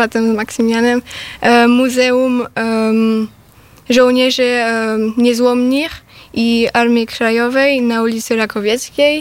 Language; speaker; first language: Polish; early bilingual, heritage; Polish